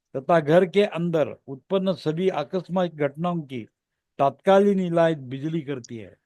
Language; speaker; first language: Hindi; non-native, local second language; Marathi